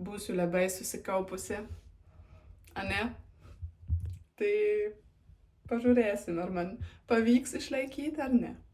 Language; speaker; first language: Lithuanian; non-native, learner; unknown